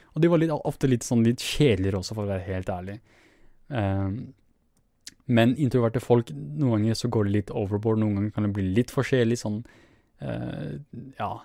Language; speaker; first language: Norwegian; early bilingual, other home language; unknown